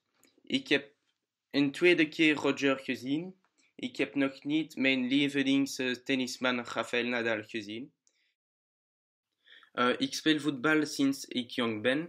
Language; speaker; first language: German; non-native, learner; Dutch